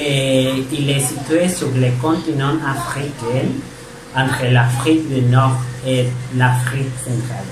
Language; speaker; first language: French; non-native, learner; Spanish